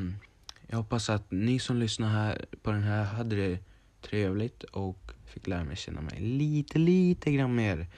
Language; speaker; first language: Swedish; early bilingual, other home language; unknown